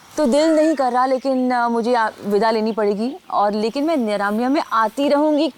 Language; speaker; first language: Hindi; native; Hindi